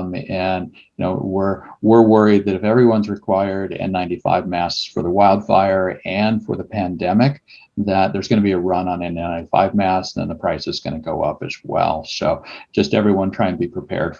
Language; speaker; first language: English; native; English